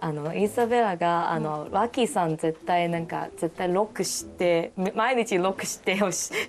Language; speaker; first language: Japanese; non-native, learner; Cantonese